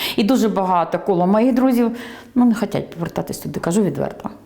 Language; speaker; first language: Ukrainian; native; Ukrainian